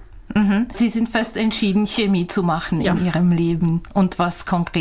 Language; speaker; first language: German; non-native, fluent; Czech